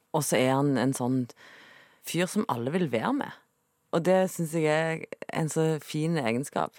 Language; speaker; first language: Norwegian; native; Norwegian